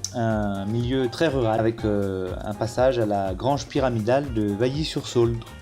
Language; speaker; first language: French; native; French